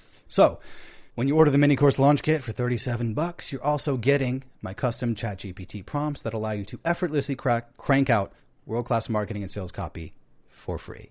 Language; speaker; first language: English; native; English